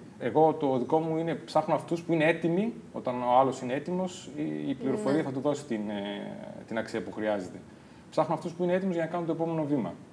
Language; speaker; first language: Greek; native; Greek